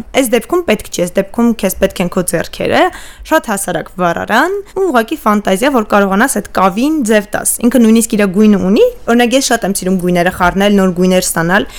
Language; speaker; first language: Armenian; native; Armenian